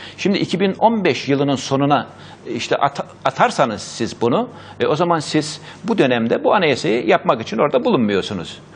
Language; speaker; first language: Turkish; native; Turkish